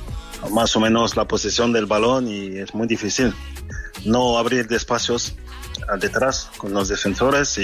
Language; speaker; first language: Spanish; non-native, fluent; French